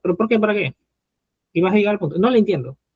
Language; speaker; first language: Spanish; native; Spanish